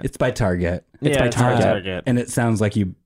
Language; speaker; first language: English; native; English